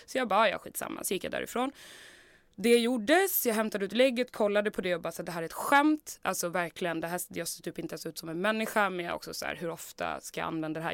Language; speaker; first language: Swedish; native; Swedish